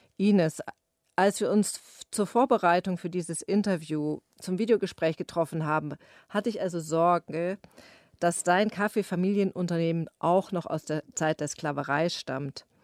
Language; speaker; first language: German; native; German